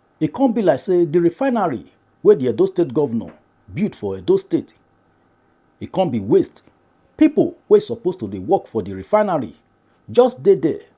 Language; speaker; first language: Nigerian Pidgin; native; Nigerian Pidgin